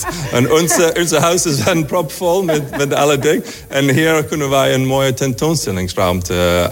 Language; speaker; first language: Dutch; non-native, fluent; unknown